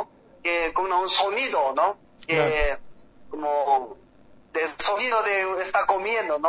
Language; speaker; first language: Spanish; non-native, learner; Korean